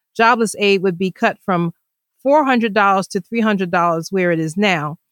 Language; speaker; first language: English; native; English